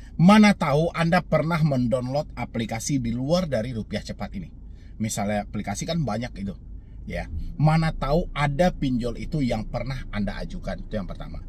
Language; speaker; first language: Indonesian; non-native, local second language; Minangkabau